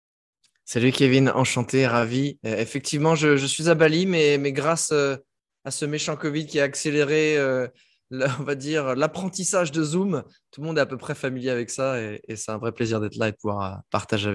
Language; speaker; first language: French; native; French